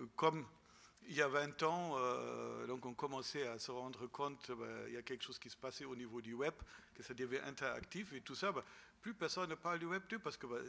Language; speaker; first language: French; non-native, fluent; German